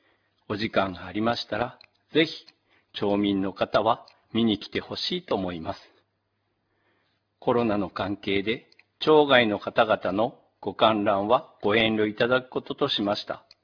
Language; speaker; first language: Japanese; native; Japanese